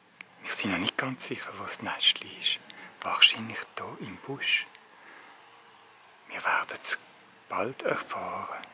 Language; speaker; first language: German; native; German